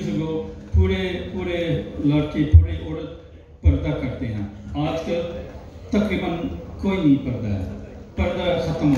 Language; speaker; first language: Hindi; non-native, learner; English